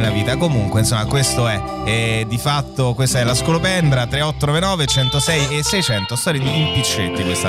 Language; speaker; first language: Italian; native; Italian